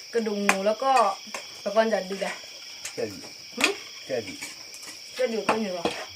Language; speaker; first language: Thai; non-native, local second language; Karen languages